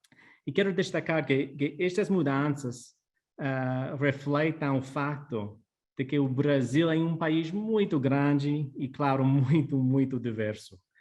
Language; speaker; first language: Portuguese; non-native, fluent; English